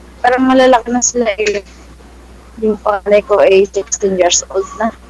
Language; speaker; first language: Filipino; non-native, local second language; Waray